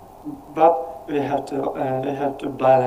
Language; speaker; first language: English; non-native, learner; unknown